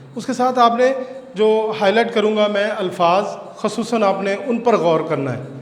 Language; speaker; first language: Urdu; non-native, local second language; Punjabi